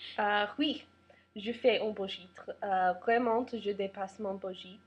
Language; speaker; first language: French; non-native, learner; English